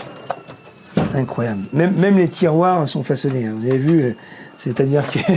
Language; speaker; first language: French; native; French